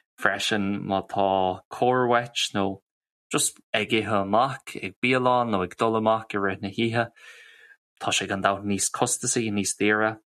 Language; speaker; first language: Irish; non-native, local second language; English